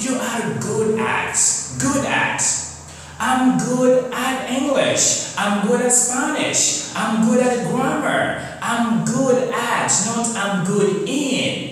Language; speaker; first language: English; non-native, fluent; Comorian